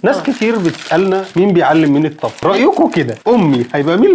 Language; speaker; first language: Arabic; native; Arabic